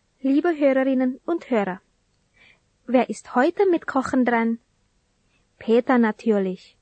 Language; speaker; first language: German; non-native, fluent; Indonesian